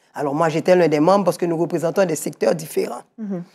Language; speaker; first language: French; native; French